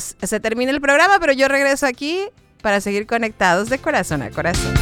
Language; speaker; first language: Spanish; native; Spanish